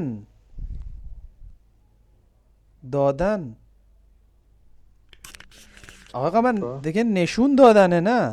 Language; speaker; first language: Persian; non-native, fluent; Urdu